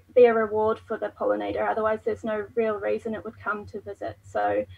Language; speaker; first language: English; native; English